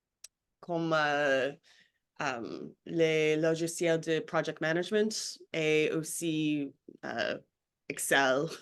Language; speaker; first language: French; non-native, learner; English